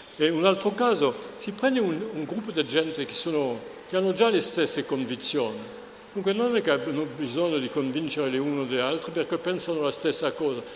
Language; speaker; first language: Italian; non-native, fluent; French